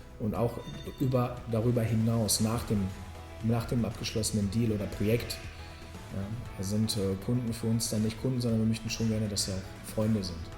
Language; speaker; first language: German; early bilingual, other home language; Serbian